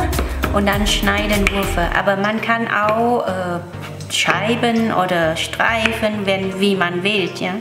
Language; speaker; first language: German; non-native, learner; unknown